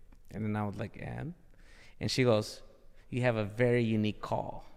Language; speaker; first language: English; early bilingual, other home language; Spanish